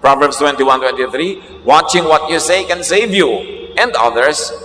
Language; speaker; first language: English; non-native, local second language; Filipino